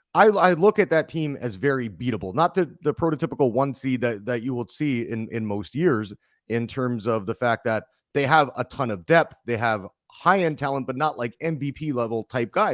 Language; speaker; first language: English; native; English